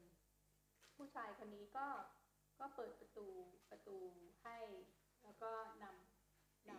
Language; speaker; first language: Thai; native; Thai